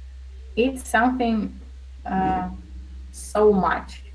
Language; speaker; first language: English; non-native, learner; Russian